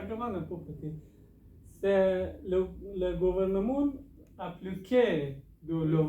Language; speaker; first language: French; non-native, learner; Persian